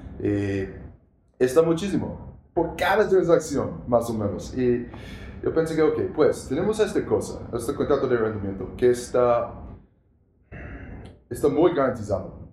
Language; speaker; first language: Spanish; non-native, learner; English